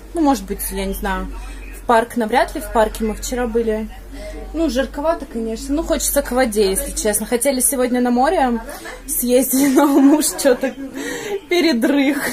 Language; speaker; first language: Russian; native; Russian